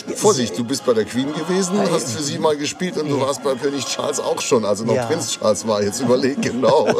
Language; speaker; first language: German; native; German